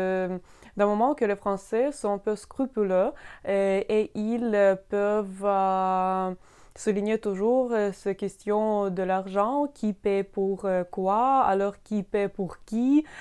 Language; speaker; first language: French; non-native, fluent; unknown